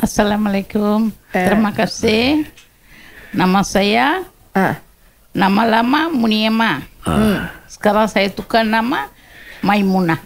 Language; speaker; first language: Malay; non-native, local second language; Tamil